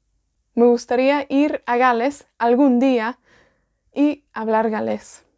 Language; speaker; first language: Spanish; non-native, fluent; Welsh